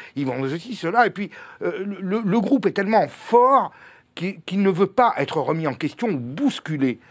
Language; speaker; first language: French; native; French